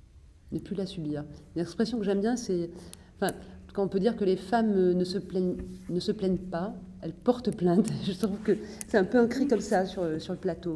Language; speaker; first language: French; native; French